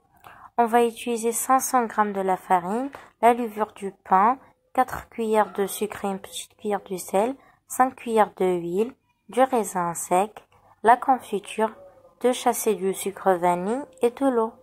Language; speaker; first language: French; non-native, local second language; Arabic